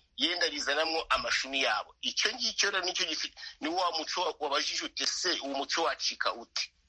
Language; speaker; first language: Kinyarwanda; native; Kinyarwanda